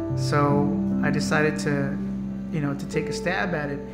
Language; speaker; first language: English; native; English